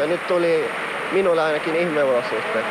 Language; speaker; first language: Finnish; non-native, local second language; Swedish